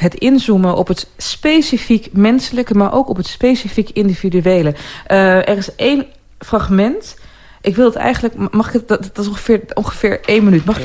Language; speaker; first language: Dutch; native; Dutch